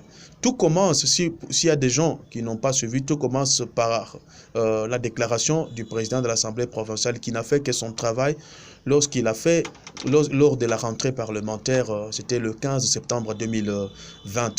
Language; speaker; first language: French; non-native, local second language; Luba-Lulua